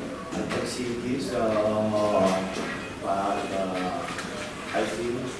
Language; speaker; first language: English; non-native, learner; Spanish